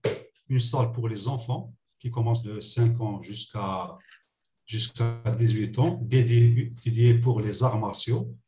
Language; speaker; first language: French; non-native, local second language; Arabic